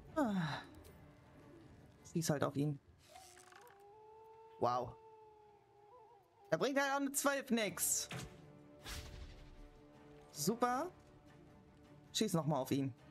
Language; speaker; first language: German; native; German